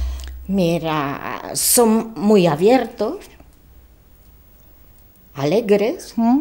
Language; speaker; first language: Spanish; non-native, learner; Polish